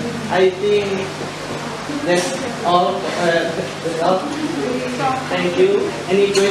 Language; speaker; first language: English; non-native, learner; Indonesian